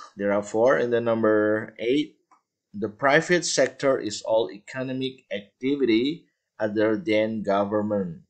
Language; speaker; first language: English; non-native, fluent; Indonesian